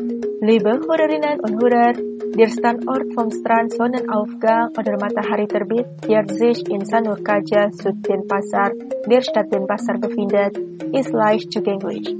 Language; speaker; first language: German; non-native, fluent; Indonesian